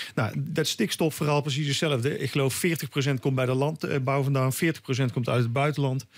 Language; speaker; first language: Dutch; native; Dutch